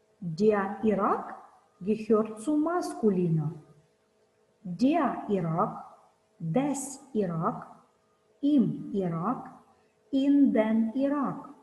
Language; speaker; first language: German; non-native, fluent; Ukrainian